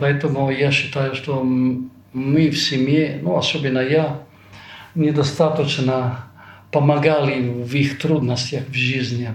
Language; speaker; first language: Russian; non-native, fluent; Italian